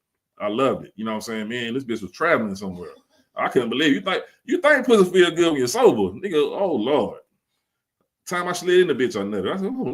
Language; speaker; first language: English; native; English